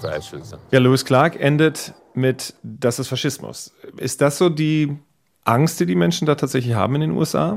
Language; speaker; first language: German; native; German